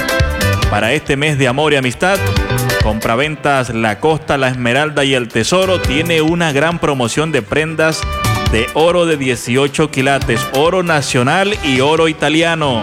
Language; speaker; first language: Spanish; native; Spanish